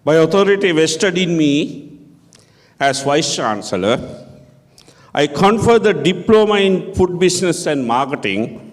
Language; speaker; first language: English; non-native, local second language; Sinhala